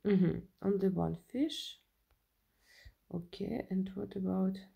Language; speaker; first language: English; non-native, learner; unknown